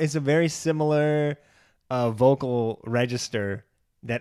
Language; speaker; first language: English; native; English